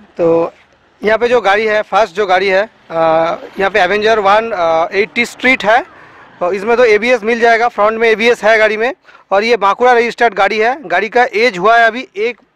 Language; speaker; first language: Hindi; non-native, local second language; Bangla